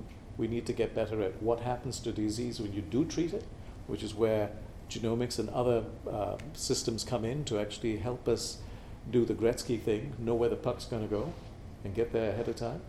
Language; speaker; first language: English; non-native, local second language; Tamil